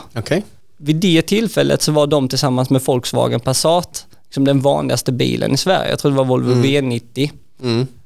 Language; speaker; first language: Swedish; native; Swedish